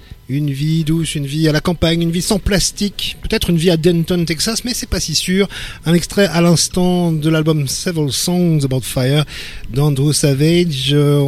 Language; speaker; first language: French; native; French